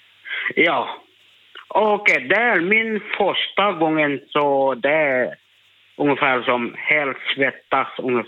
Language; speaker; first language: Swedish; non-native, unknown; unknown